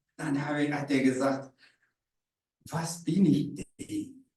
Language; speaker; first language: German; non-native, fluent; Rundi